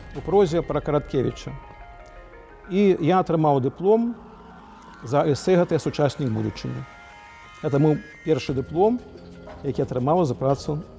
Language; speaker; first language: Belarusian; native; Belarusian